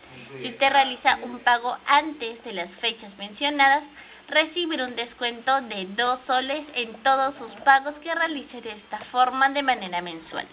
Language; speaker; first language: Spanish; native; Spanish